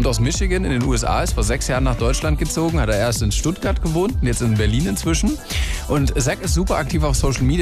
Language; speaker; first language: German; native; German